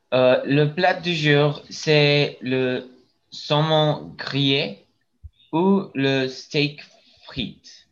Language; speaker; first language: French; non-native, learner; Spanish